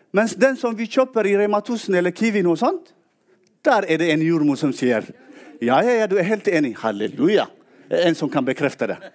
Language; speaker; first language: Norwegian; non-native, fluent; Tigrinya